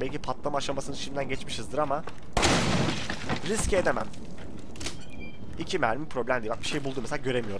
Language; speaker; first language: Turkish; native; Turkish